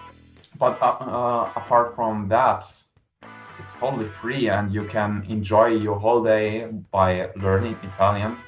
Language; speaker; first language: English; non-native, fluent; German